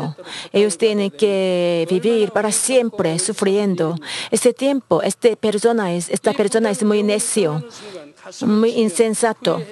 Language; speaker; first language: Spanish; non-native, learner; Korean